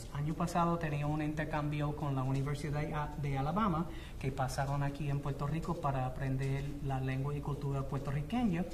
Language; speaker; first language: Spanish; non-native, fluent; English